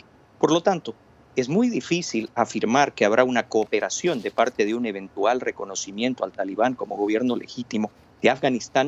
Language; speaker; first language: Spanish; native; Spanish